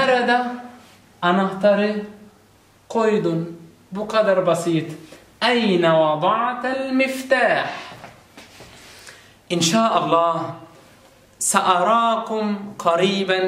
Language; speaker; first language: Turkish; non-native, learner; Arabic